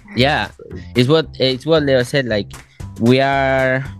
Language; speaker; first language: English; non-native, fluent; Spanish